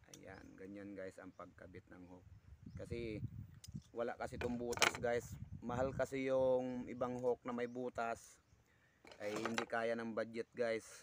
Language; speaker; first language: Filipino; non-native, local second language; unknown